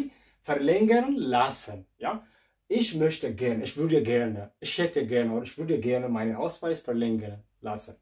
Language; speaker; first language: German; non-native, learner; Amharic